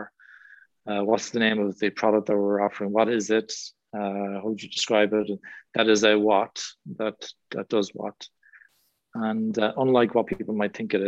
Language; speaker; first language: English; native; English